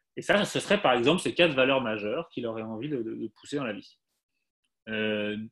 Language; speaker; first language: French; native; French